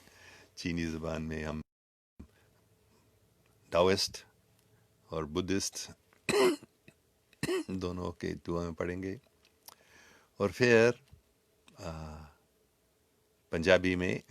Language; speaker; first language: Hindi; non-native, local second language; English